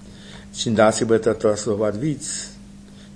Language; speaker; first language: Czech; native; Czech